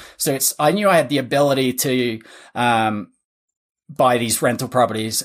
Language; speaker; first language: English; native; English